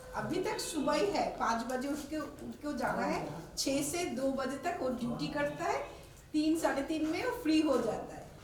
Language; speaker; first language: Hindi; non-native, local second language; Bangla